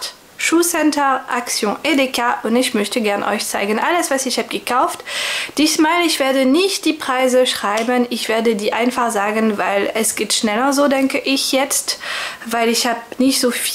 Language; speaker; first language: German; non-native, fluent; French